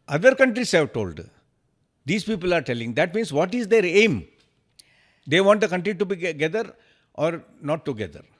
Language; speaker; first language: English; non-native, local second language; Kannada